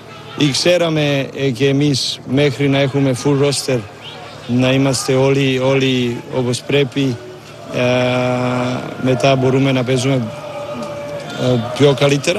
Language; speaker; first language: Greek; non-native, learner; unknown